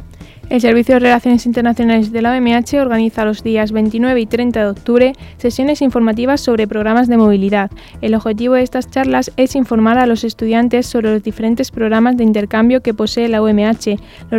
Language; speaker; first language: Spanish; native; Spanish